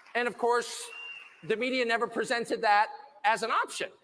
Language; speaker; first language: English; native; English